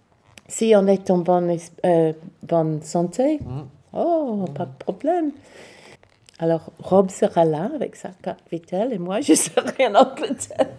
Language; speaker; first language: French; non-native, learner; English